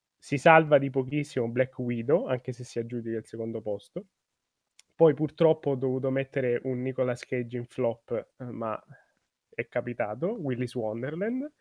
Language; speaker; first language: Italian; native; Italian